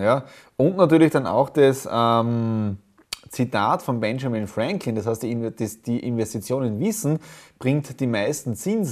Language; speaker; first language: German; native; German